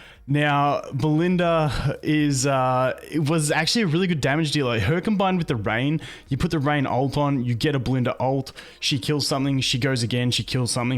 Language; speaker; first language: English; native; English